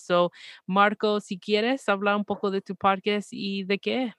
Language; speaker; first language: Spanish; early bilingual, heritage; Spanish